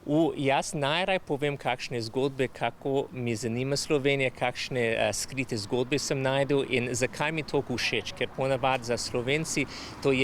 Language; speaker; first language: Slovenian; non-native, learner; English